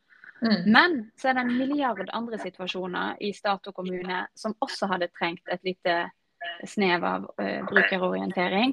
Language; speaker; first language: Norwegian; native; Norwegian